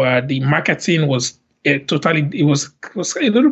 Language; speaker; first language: English; non-native, local second language; Igbo